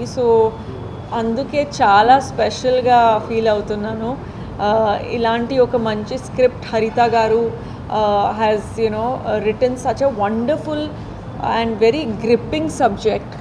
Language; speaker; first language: Telugu; non-native, local second language; Tamil